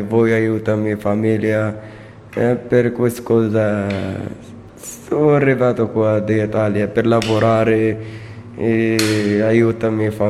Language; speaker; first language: Italian; non-native, learner; Arabic